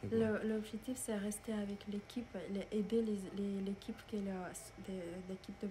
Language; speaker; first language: French; non-native, learner; Spanish